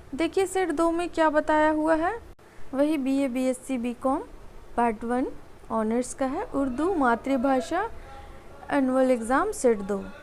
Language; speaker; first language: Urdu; native; Urdu